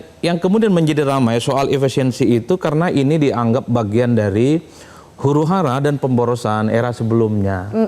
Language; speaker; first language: Indonesian; non-native, local second language; Madurese